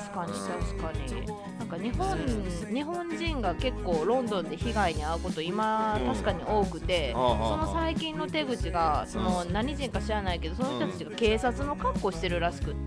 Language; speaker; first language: Japanese; native; Japanese